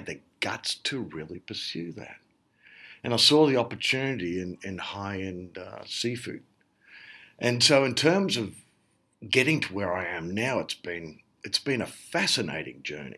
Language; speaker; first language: English; native; English